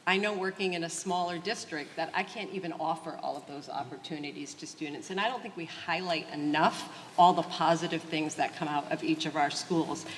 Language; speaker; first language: English; early bilingual, other home language; Portuguese